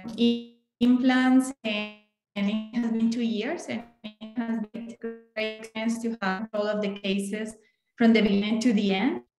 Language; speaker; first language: English; non-native, fluent; Spanish